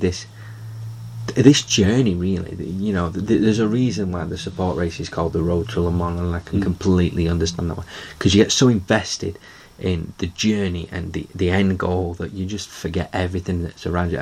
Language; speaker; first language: English; native; English